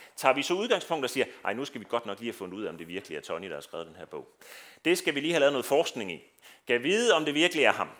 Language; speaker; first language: Danish; native; Danish